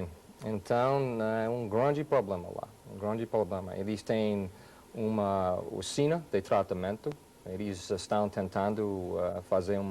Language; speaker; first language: Portuguese; non-native, fluent; English